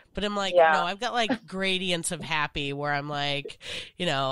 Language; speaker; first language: English; native; English